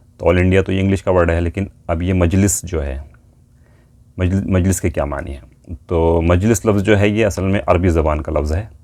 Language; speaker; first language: Urdu; native; Urdu